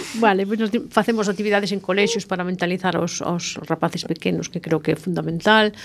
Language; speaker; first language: Galician; non-native, local second language; Spanish